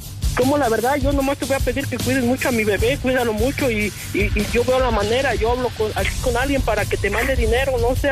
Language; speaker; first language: Spanish; native; Spanish